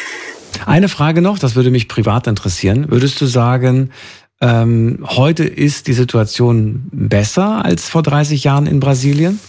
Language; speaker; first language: German; native; German